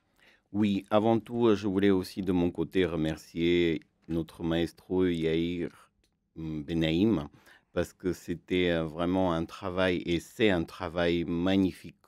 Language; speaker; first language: French; non-native, fluent; Armenian